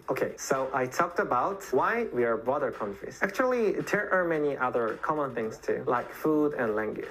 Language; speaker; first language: English; non-native, fluent; Korean